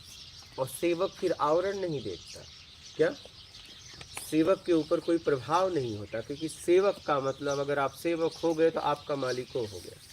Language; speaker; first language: Hindi; native; Hindi